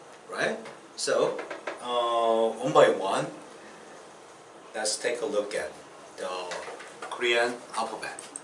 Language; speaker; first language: English; non-native, fluent; Korean